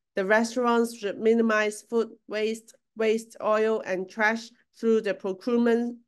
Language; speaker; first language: English; non-native, local second language; Cantonese